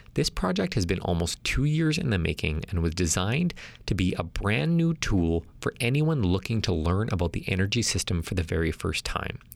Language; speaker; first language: English; native; English